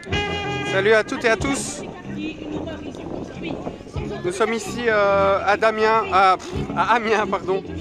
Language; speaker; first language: French; native; French